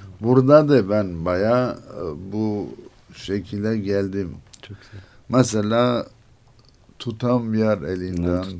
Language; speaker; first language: Turkish; non-native, learner; Armenian